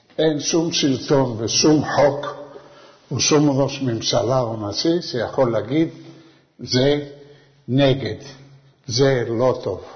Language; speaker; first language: Hebrew; non-native, fluent; Arabic